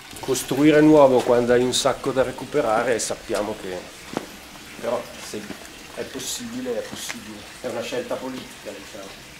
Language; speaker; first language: Italian; native; Italian